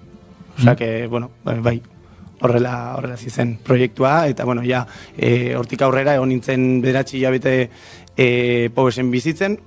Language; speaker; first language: Basque; non-native, local second language; Spanish